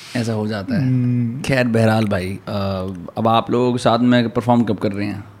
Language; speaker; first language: Hindi; native; Hindi